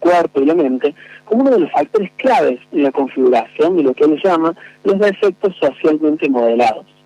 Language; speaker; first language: Spanish; native; Spanish